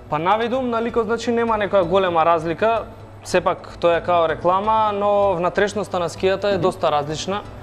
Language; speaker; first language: Macedonian; native; Macedonian